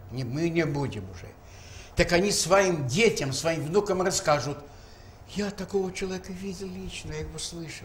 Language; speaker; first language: Russian; native; Russian